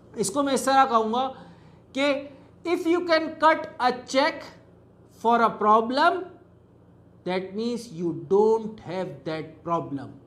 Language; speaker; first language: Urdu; native; Urdu